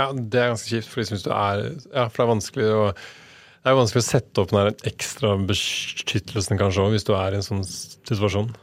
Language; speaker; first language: Norwegian; native; Norwegian